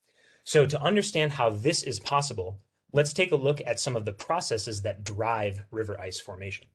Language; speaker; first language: English; native; English